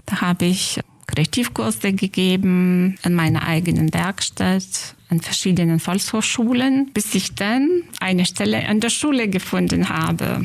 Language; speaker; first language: German; non-native, fluent; Lithuanian